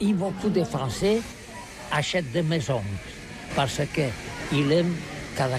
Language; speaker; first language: French; non-native, learner; Catalan